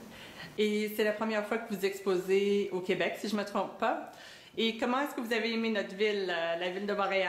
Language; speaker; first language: French; native; French